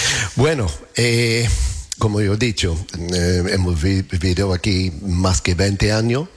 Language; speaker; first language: Spanish; non-native, learner; English